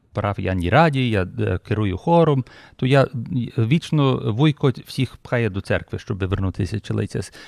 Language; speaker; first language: Ukrainian; early bilingual, heritage; Ukrainian